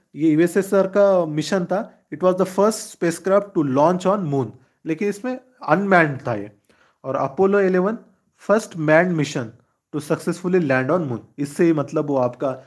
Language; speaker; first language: Hindi; non-native, local second language; Marathi